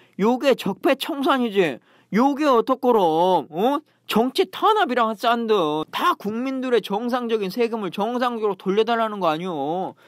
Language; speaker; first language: Korean; native; Korean